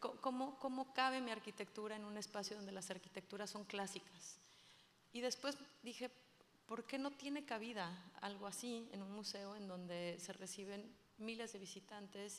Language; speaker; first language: Spanish; native; Spanish